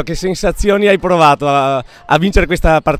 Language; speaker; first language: Italian; native; Italian